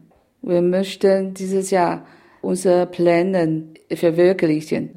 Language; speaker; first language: German; non-native, learner; Chinese